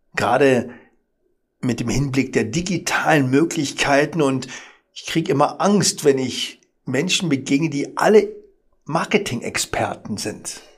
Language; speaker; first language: German; early bilingual, other home language; Arabic